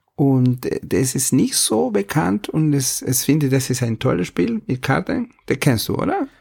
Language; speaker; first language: German; non-native, fluent; Spanish